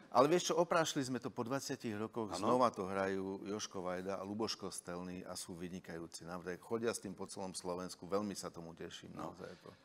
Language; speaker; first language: Slovak; native; Slovak